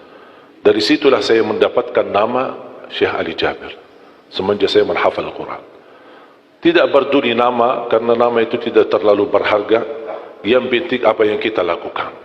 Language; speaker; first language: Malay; non-native, fluent; Arabic